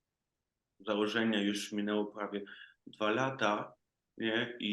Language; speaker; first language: Polish; non-native, fluent; Ukrainian